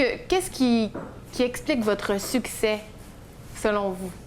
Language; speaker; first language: French; native; French